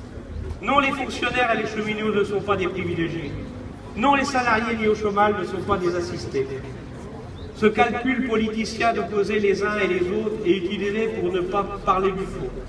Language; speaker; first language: French; native; French